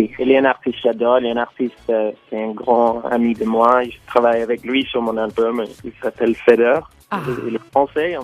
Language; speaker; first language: French; non-native, learner; English